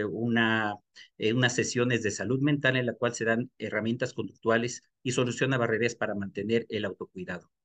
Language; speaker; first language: Spanish; native; Spanish